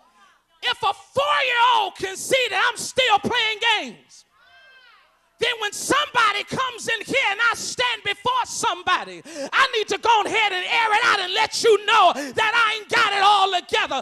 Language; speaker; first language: English; native; English